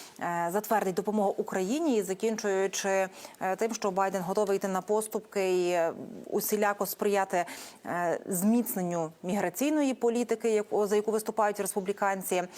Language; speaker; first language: Ukrainian; native; Ukrainian